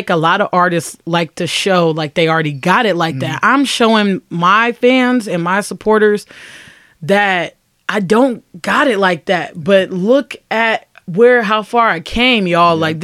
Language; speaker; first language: English; native; English